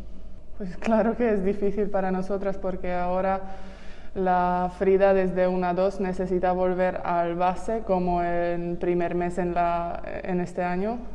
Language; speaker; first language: Spanish; non-native, learner; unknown